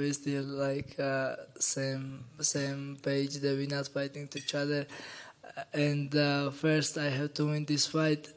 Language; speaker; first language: English; non-native, learner; Georgian